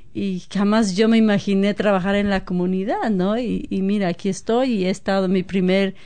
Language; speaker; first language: Spanish; native; Spanish